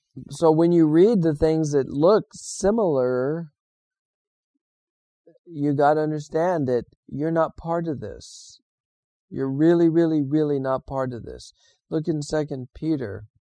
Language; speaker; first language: English; native; English